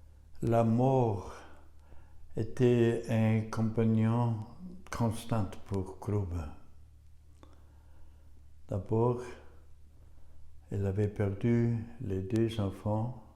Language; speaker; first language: French; non-native, learner; German